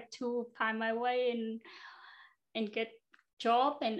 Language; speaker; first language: English; non-native, fluent; Vietnamese